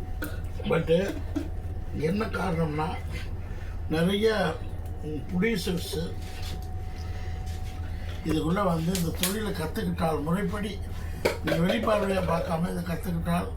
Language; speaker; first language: Tamil; native; Tamil